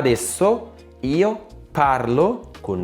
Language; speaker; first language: Italian; non-native, fluent; Arabic